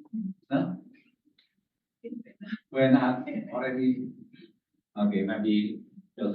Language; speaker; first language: English; non-native, learner; Indonesian